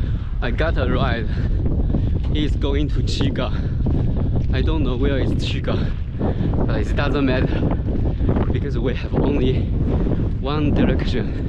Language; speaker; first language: English; non-native, fluent; Chinese